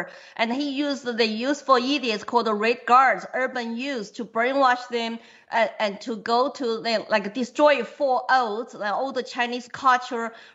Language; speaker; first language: English; non-native, fluent; Chinese